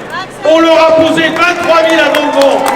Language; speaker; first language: French; native; French